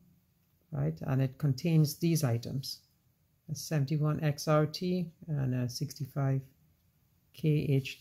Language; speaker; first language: English; native; English